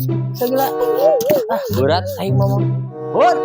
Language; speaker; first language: Indonesian; non-native, local second language; Sundanese